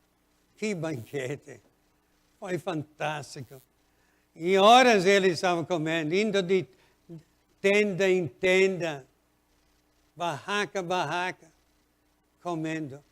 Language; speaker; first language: Portuguese; non-native, fluent; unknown